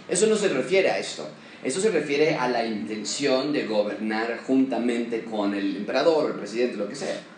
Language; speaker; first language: Spanish; native; Spanish